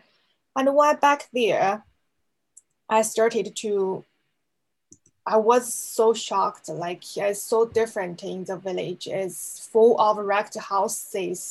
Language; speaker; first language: English; non-native, fluent; Chinese